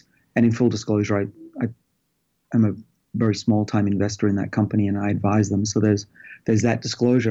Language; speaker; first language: English; native; English